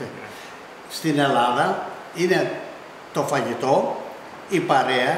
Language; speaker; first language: Greek; early bilingual, heritage; Greek